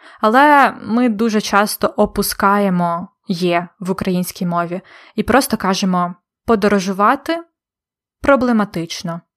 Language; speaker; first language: Ukrainian; native; Ukrainian